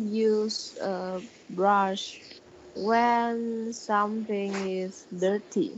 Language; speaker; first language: English; non-native, learner; Vietnamese